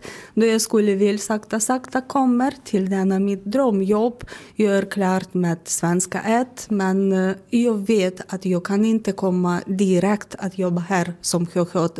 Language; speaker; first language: Swedish; non-native, learner; Ukrainian